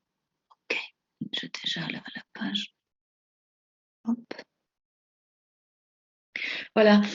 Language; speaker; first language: French; non-native, fluent; Spanish